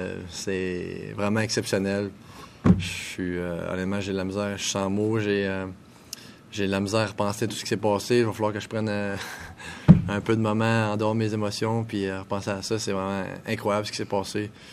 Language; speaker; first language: French; native; French